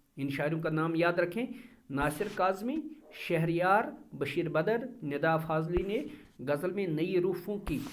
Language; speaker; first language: Urdu; non-native, local second language; Kashmiri